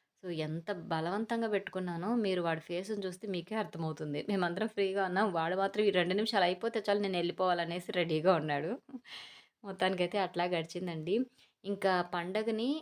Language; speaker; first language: Telugu; native; Telugu